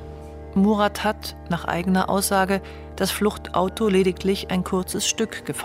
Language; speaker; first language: German; native; German